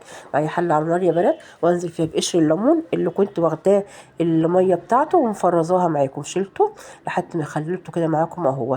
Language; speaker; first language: Arabic; native; Arabic